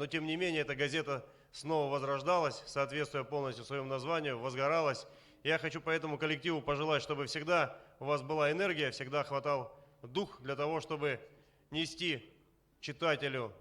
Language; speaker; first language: Russian; native; Russian